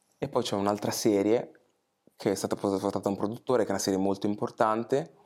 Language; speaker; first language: Italian; early bilingual, other home language; Portuguese